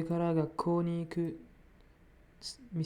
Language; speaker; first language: Japanese; non-native, learner; English